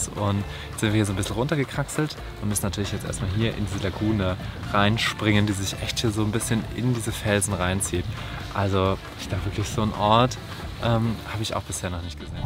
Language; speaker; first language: German; native; German